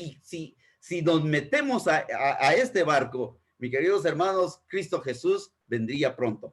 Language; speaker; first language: Spanish; native; Spanish